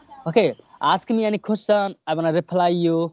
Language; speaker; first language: English; non-native, learner; Hindi